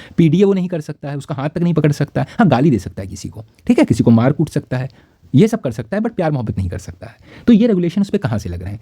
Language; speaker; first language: Hindi; native; Hindi